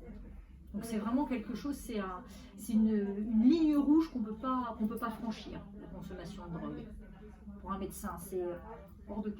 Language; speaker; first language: French; native; French